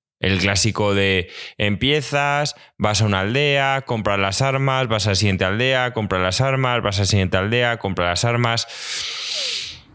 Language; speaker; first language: Spanish; native; Spanish